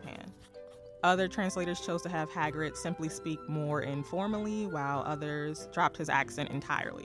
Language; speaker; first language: English; native; English